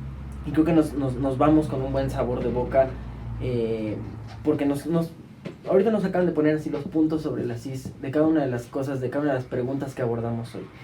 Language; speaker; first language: Spanish; native; Spanish